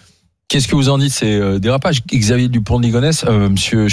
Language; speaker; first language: French; native; French